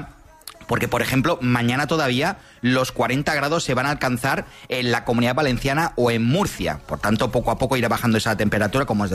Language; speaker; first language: Spanish; native; Spanish